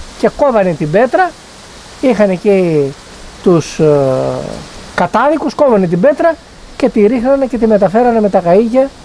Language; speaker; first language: Greek; native; Greek